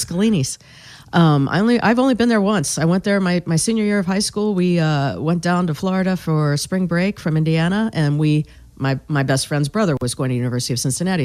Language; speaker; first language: English; native; English